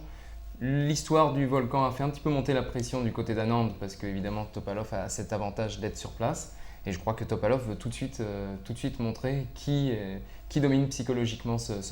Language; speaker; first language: French; native; French